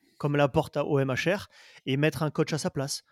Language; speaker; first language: French; native; French